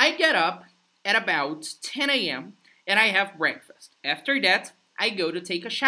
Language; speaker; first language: English; non-native, fluent; Portuguese